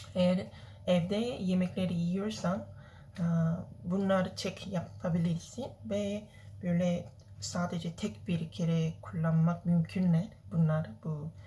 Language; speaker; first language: Turkish; non-native, learner; Korean